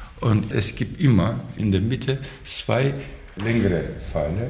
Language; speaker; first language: German; non-native, learner; Turkish